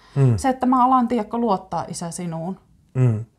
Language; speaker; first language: Finnish; native; Finnish